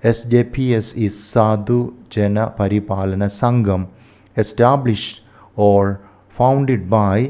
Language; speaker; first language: English; non-native, local second language; Malayalam